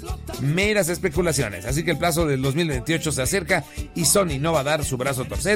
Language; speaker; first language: Spanish; native; Spanish